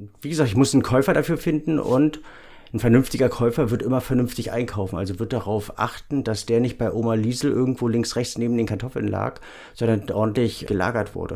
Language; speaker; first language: German; native; German